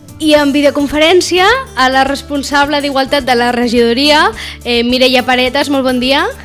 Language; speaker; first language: Catalan; native; Catalan